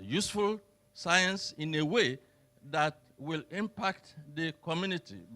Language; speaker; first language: English; non-native, local second language; Yoruba